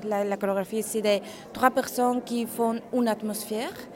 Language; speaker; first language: French; non-native, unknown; Spanish